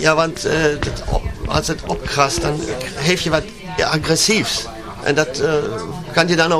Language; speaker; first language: Dutch; non-native, learner; German